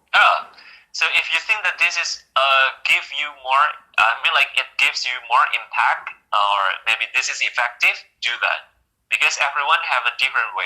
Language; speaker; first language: English; non-native, fluent; Indonesian